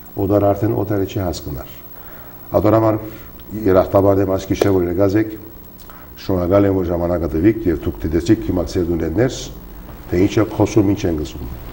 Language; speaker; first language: Armenian; early bilingual, heritage; Armenian